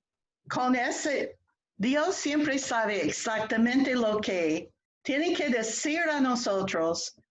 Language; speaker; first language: Spanish; non-native, fluent; English